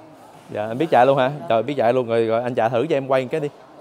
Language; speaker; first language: Vietnamese; native; Vietnamese